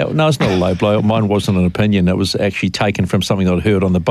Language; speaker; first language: English; native; English